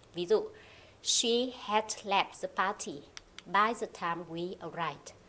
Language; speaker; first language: English; non-native, fluent; Vietnamese